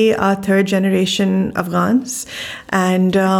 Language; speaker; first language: English; non-native, local second language; Urdu